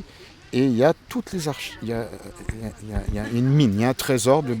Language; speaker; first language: French; native; French